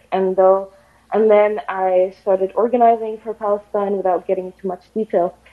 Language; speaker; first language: English; non-native, fluent; Arabic